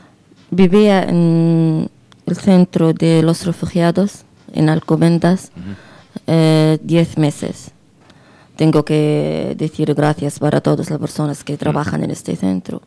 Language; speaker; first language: Spanish; non-native, fluent; Arabic